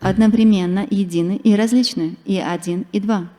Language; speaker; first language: Russian; native; Russian